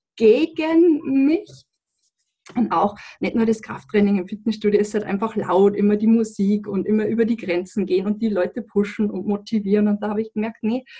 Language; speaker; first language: German; native; German